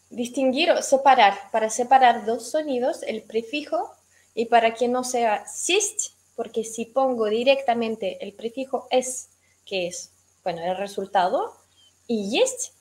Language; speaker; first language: Spanish; non-native, fluent; Russian